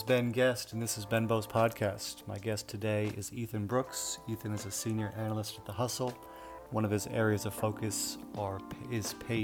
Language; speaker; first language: English; native; English